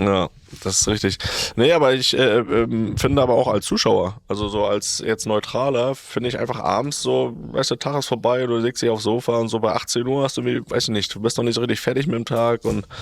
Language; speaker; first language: German; native; German